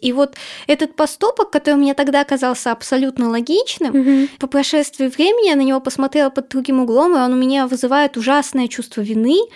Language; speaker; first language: Russian; native; Russian